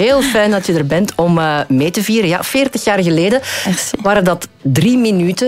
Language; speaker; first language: Dutch; native; Dutch